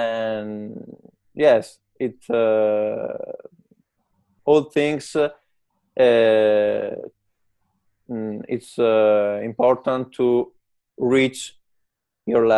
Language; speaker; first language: English; non-native, learner; Italian